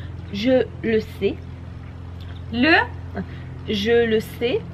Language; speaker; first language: French; native; French